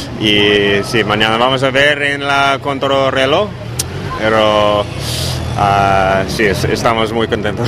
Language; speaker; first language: Spanish; non-native, learner; English